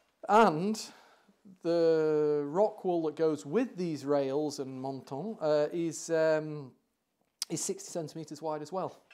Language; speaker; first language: English; native; English